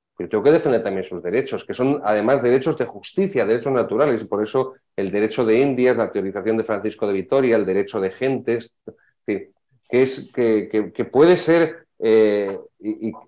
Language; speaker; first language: Spanish; native; Spanish